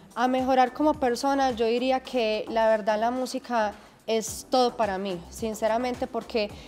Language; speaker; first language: Spanish; early bilingual, heritage; English